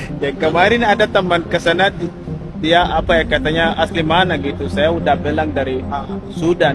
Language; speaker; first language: Indonesian; non-native, learner; Arabic